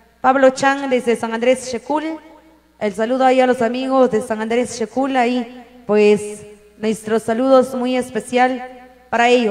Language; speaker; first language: Spanish; native; Spanish